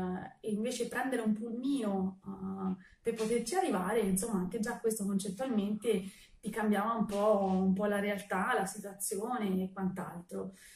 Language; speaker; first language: Italian; early bilingual, other home language; Albanian